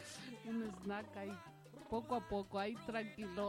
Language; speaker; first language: Spanish; native; Spanish